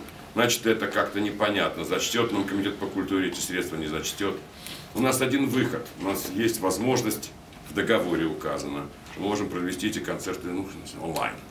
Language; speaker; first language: Russian; native; Russian